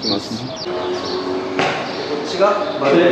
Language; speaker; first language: Japanese; native; Japanese